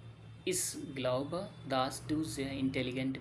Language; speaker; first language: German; non-native, learner; Hindi